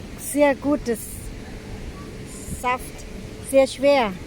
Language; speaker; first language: German; non-native, learner; Thai